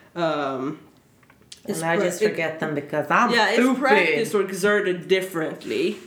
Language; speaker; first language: English; early bilingual, other home language; Swedish